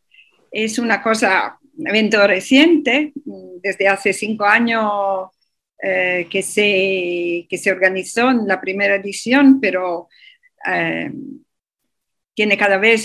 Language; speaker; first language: Spanish; non-native, fluent; Italian